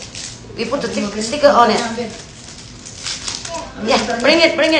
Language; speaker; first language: English; non-native, learner; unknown